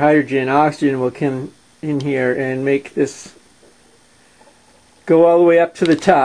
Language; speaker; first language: English; native; English